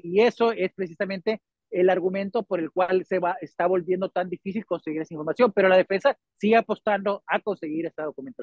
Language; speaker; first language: Spanish; native; Spanish